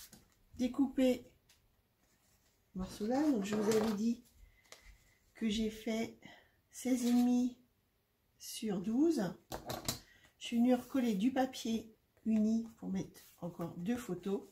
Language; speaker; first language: French; native; French